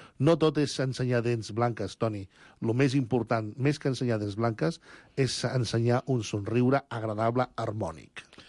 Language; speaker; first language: Catalan; early bilingual, other home language; Spanish